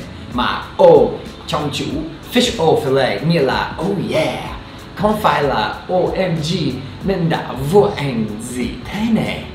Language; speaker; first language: Vietnamese; non-native, fluent; English